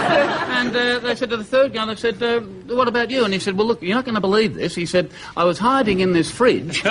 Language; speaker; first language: English; native; English